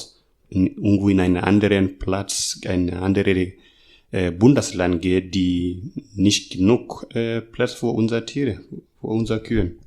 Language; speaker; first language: German; non-native, learner; Masai